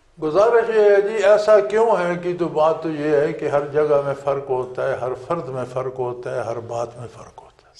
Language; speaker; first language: Urdu; non-native, local second language; Punjabi